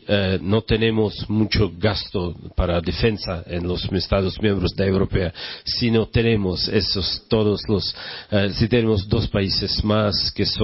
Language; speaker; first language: Spanish; non-native, learner; Czech